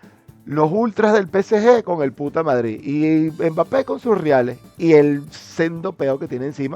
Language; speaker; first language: Spanish; native; Spanish